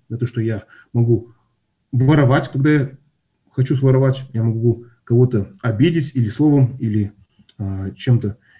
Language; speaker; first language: Russian; non-native, local second language; Kazakh